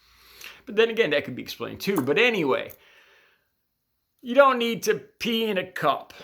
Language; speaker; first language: English; native; English